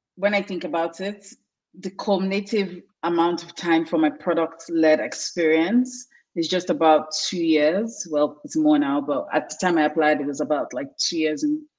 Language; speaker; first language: English; non-native, local second language; Yoruba